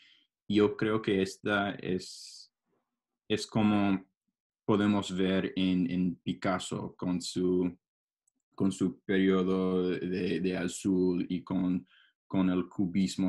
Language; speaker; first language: Spanish; non-native, learner; English